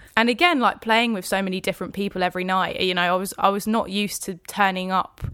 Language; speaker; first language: English; native; English